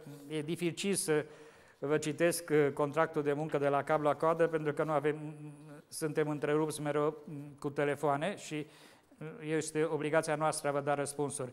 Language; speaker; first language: Romanian; native; Romanian